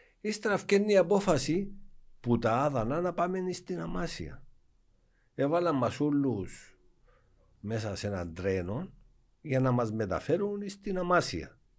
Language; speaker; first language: Greek; native; Greek